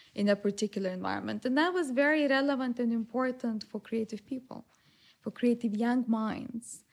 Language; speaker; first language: English; non-native, fluent; Lithuanian